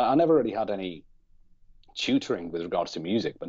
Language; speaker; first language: English; native; English